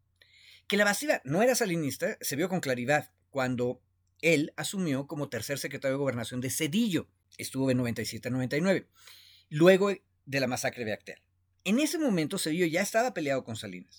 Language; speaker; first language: Spanish; native; Spanish